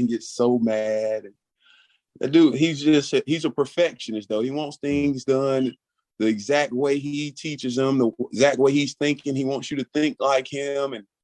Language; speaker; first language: English; native; English